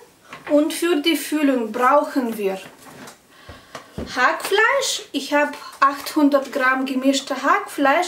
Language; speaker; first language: German; non-native, fluent; Russian